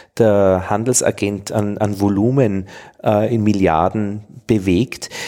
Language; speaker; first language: German; native; German